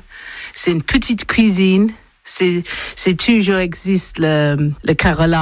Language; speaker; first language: French; non-native, learner; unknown